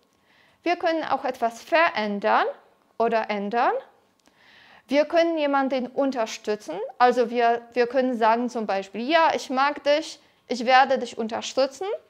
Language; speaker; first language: German; non-native, fluent; Polish